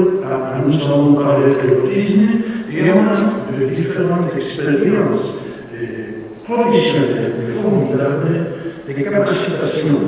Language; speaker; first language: French; non-native, learner; Spanish